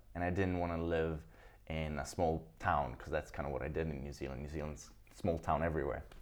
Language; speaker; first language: English; early bilingual, other home language; Italian